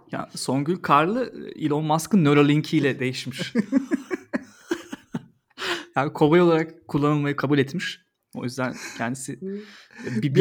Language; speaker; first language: Turkish; native; Turkish